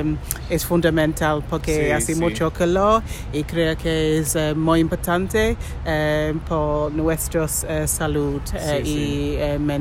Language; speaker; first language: Spanish; non-native, learner; English